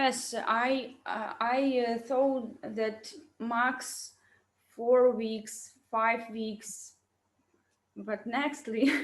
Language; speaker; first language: English; non-native, learner; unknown